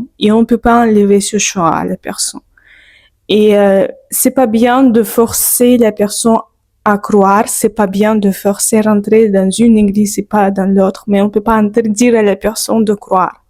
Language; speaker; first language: French; non-native, fluent; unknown